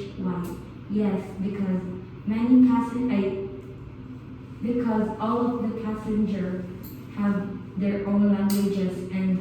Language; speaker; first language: English; non-native, learner; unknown